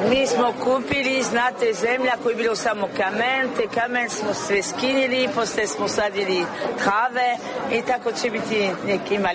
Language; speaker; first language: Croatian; non-native, learner; French